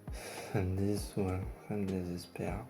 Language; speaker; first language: French; native; French